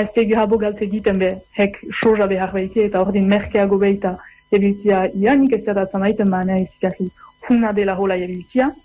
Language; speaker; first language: Basque; native; Basque